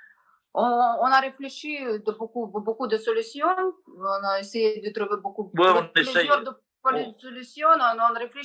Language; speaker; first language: French; non-native, learner; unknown